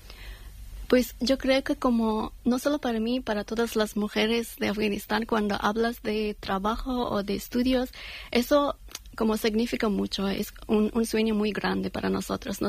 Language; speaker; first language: Spanish; non-native, learner; Persian